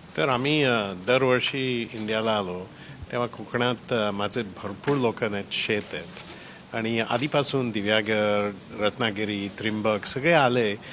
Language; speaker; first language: Marathi; early bilingual, heritage; Marathi